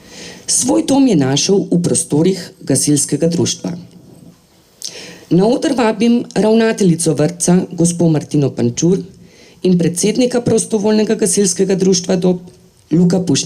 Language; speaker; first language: Slovenian; native; Slovenian